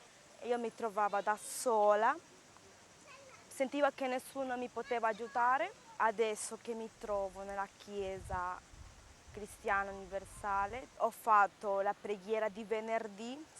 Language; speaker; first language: Italian; non-native, learner; Spanish